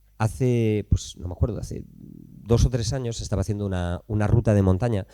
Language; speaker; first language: Spanish; native; Spanish